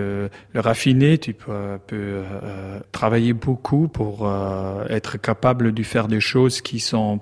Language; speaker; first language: French; non-native, learner; German